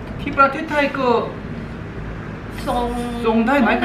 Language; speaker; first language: Thai; non-native, learner; Korean